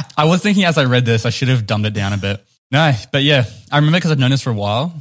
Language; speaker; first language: English; native; English